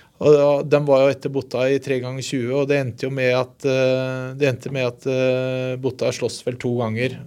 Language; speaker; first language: Norwegian; native; Norwegian